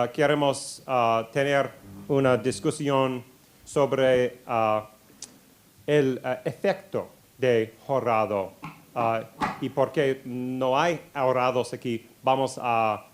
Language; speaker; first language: Spanish; non-native, learner; English